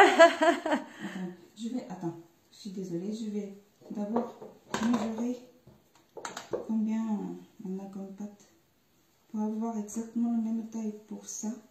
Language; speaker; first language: French; non-native, fluent; Japanese